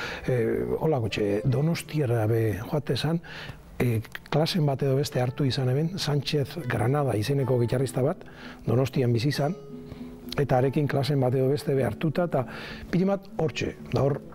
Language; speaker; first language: Basque; native; Basque